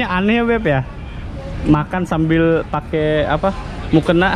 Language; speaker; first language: Indonesian; native; Indonesian